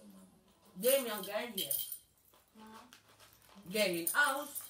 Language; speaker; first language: German; non-native, learner; Filipino